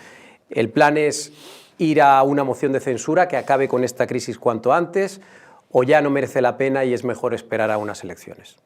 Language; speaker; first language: Spanish; native; Spanish